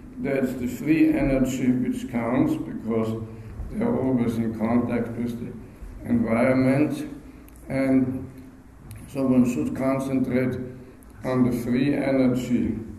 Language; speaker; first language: English; non-native, fluent; German